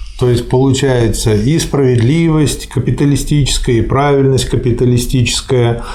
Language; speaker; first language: Russian; native; Russian